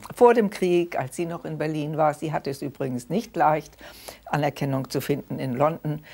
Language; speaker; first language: German; early bilingual, other home language; Danish